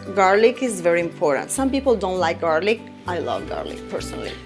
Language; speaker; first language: English; non-native, fluent; Italian